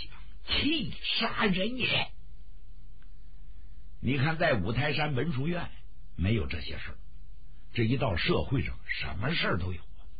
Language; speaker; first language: Chinese; native; Chinese